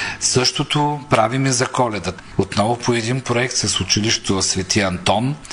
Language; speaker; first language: Bulgarian; native; Bulgarian